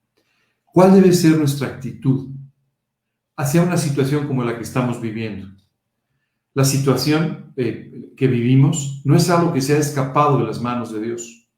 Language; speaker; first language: Spanish; native; Spanish